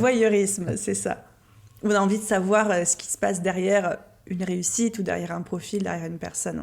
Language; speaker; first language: French; native; French